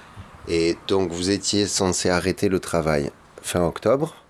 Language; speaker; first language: French; native; French